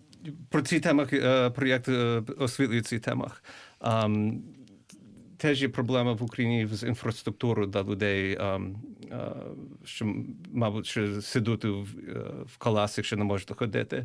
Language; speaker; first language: Ukrainian; early bilingual, heritage; English